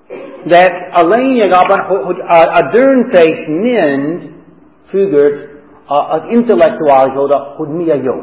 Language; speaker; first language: Hungarian; non-native, fluent; English